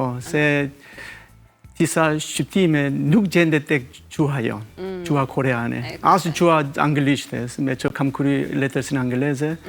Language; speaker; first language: Albanian; non-native, fluent; Korean